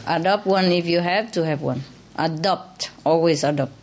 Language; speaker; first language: English; non-native, fluent; Vietnamese